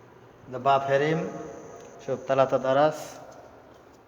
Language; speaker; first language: Arabic; non-native, learner; Bangla